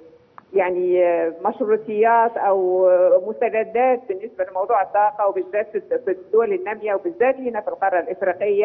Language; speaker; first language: Arabic; native; Arabic